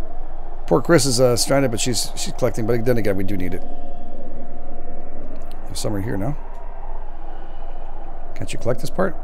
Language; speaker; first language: English; native; English